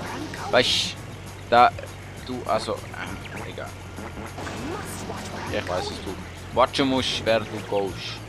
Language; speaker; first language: German; native; German